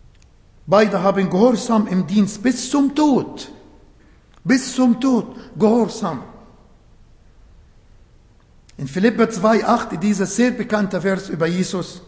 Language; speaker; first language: German; non-native, fluent; Arabic